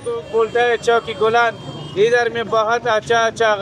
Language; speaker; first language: Hindi; non-native, learner; Persian